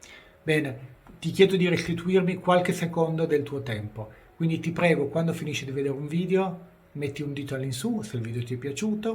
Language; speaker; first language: Italian; native; Italian